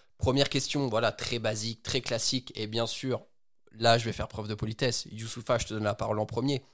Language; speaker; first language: French; native; French